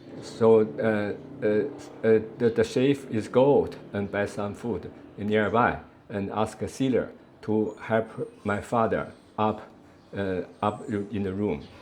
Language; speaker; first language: English; non-native, learner; Chinese